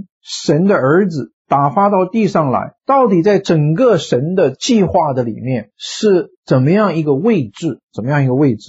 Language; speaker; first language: Chinese; native; Chinese